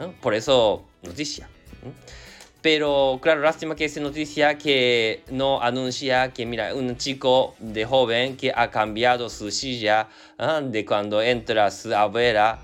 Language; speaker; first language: Spanish; non-native, learner; Japanese